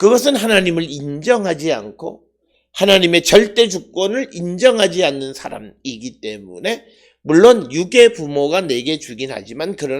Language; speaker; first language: Korean; native; Korean